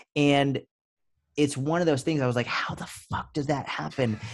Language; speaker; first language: English; native; English